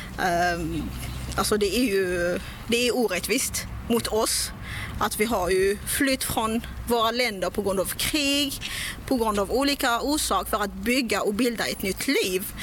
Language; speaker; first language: Swedish; non-native, local second language; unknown